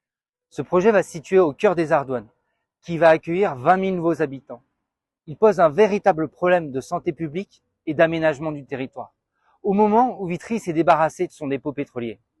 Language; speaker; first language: French; native; French